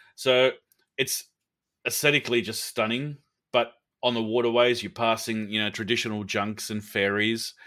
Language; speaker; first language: English; native; English